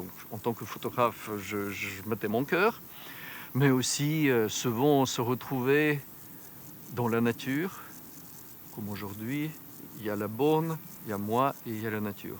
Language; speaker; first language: French; non-native, fluent; Ukrainian